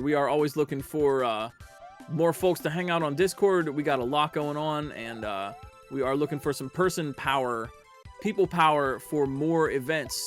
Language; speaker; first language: English; native; English